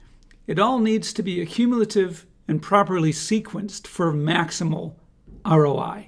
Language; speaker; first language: English; native; English